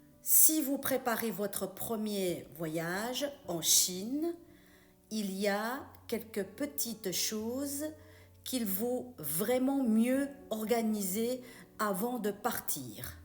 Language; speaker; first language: French; non-native, fluent; Chinese